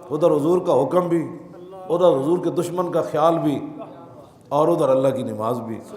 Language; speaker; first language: Urdu; non-native, local second language; Punjabi